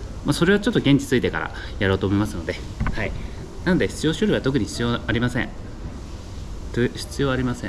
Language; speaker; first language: Japanese; native; Japanese